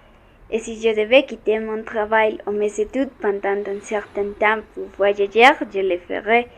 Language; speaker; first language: French; non-native, learner; Spanish